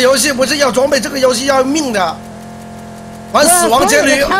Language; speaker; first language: Chinese; native; Chinese